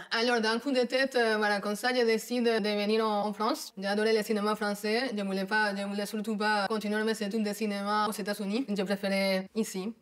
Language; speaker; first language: French; non-native, fluent; Spanish